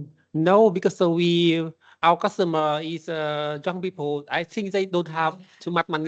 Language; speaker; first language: English; non-native, learner; Vietnamese